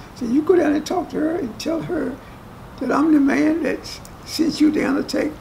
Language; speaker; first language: English; native; English